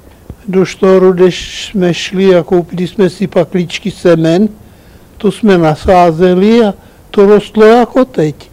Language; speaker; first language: Czech; early bilingual, heritage; Czech